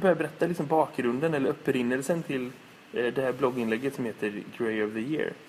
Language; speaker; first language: Swedish; native; Swedish